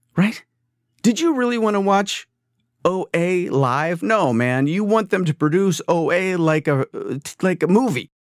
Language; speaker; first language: English; native; English